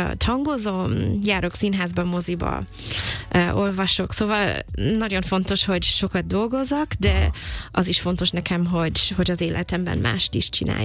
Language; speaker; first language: Hungarian; non-native, fluent; English